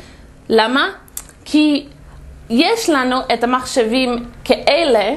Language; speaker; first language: Hebrew; non-native, fluent; English